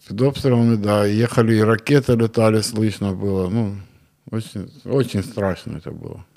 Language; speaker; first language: Ukrainian; non-native, local second language; Russian